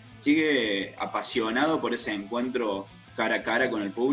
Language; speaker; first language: Spanish; native; Spanish